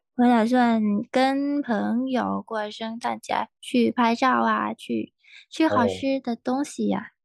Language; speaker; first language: Chinese; non-native, fluent; Thai